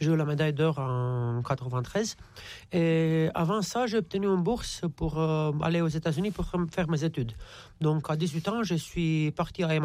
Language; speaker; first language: French; non-native, fluent; Romanian